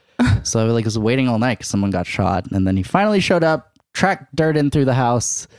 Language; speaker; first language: English; native; English